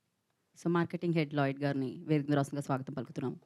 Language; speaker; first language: Telugu; native; Telugu